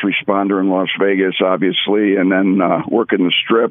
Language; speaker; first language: English; native; English